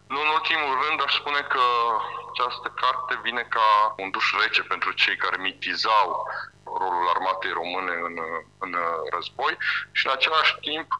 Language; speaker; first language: Romanian; native; Romanian